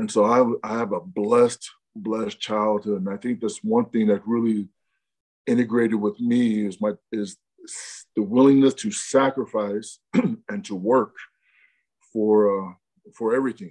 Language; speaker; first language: English; native; English